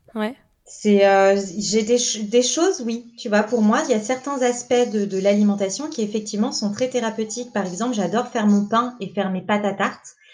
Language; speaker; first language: French; native; French